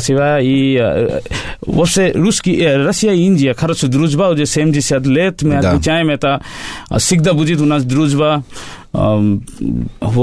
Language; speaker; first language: Russian; non-native, learner; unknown